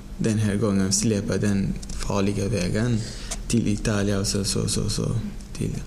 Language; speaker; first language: Swedish; non-native, fluent; Persian